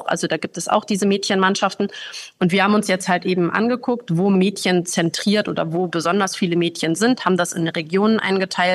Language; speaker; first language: German; native; German